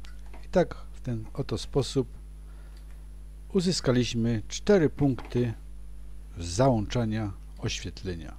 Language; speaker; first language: Polish; native; Polish